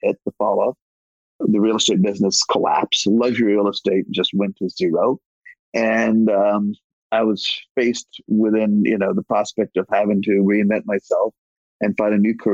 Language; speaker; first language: English; native; English